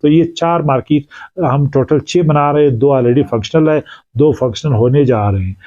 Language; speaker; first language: Urdu; non-native, local second language; Pashto